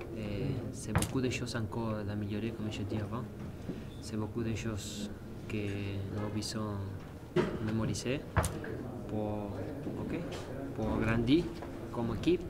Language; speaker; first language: French; non-native, learner; Spanish